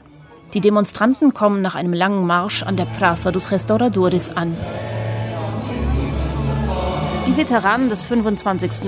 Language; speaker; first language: German; native; German